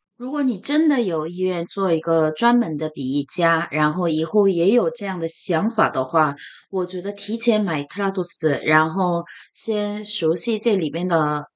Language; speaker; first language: Chinese; non-native, fluent; Korean